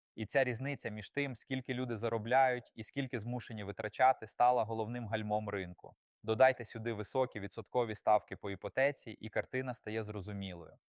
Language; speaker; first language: Ukrainian; native; Ukrainian